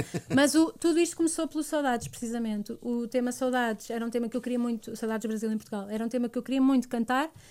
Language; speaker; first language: Portuguese; native; Portuguese